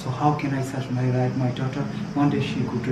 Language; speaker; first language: English; non-native, learner; Persian